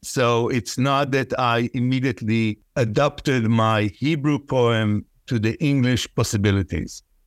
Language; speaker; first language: English; non-native, fluent; Hebrew